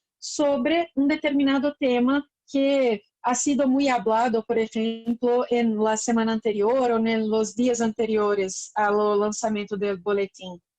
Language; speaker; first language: Spanish; non-native, learner; Portuguese